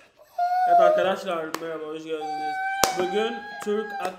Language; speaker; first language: Turkish; non-native, learner; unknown